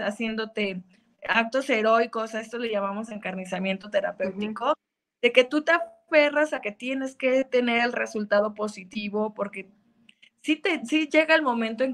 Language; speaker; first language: Spanish; native; Spanish